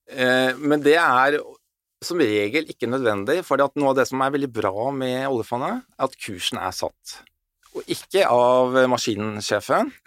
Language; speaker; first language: Norwegian; native; Norwegian